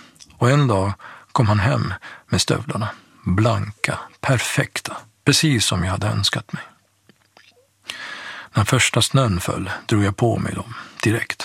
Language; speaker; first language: Swedish; early bilingual, other home language; Persian